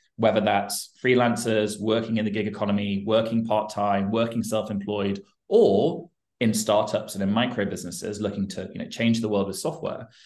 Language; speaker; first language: English; native; English